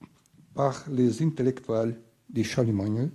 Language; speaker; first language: French; non-native, fluent; Portuguese